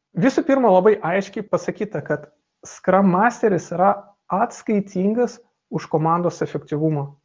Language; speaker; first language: Lithuanian; non-native, local second language; Russian